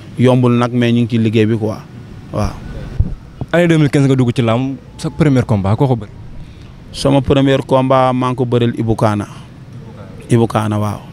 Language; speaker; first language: Wolof; non-native, local second language; Jola-Fonyi